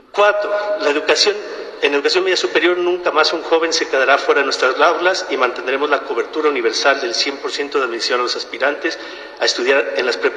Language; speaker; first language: Spanish; native; Spanish